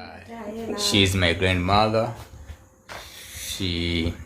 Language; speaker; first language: English; non-native, learner; Swahili